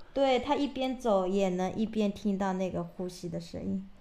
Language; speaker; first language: Chinese; native; Chinese